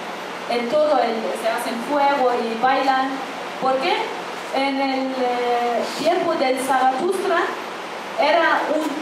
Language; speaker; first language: Spanish; non-native, fluent; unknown